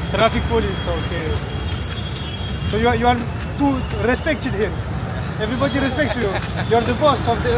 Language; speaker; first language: English; non-native, learner; French